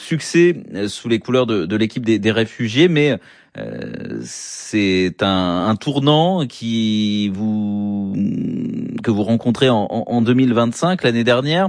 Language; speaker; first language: French; native; French